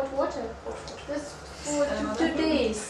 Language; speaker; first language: English; non-native, learner; Russian